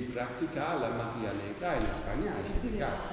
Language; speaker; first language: Spanish; non-native, learner; Dutch